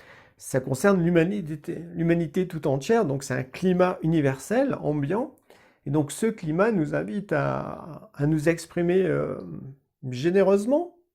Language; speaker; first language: French; native; French